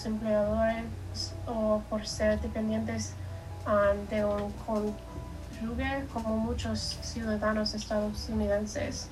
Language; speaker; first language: Spanish; non-native, learner; English